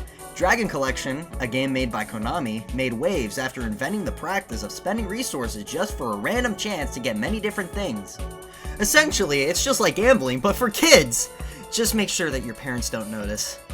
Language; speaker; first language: English; native; English